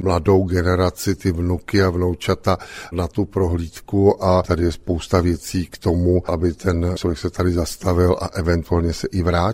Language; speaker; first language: Czech; native; Czech